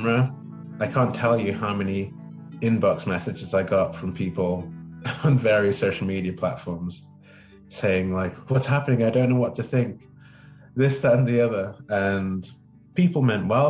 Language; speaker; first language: English; native; English